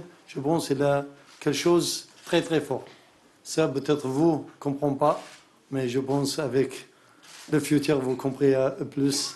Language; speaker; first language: French; non-native, learner; Arabic